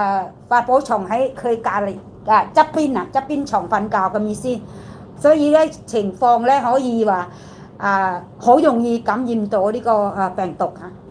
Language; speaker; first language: Cantonese; non-native, learner; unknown